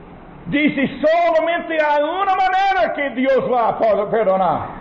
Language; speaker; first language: Spanish; non-native, learner; English